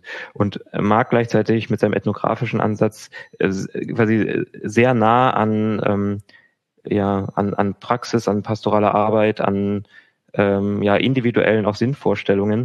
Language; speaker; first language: German; native; German